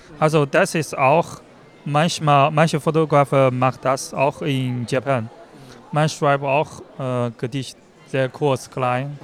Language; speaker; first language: German; non-native, learner; Chinese